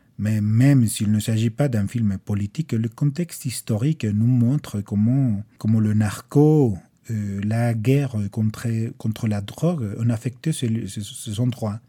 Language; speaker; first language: French; non-native, fluent; Spanish